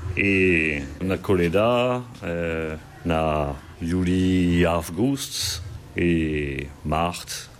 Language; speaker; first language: Bulgarian; non-native, learner; French